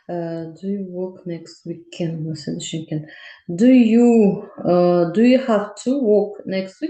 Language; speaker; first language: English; non-native, learner; Russian